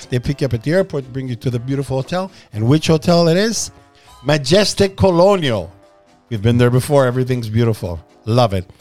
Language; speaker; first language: English; early bilingual, other home language; Italian